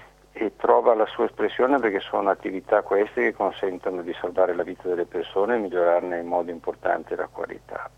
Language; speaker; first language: Italian; native; Italian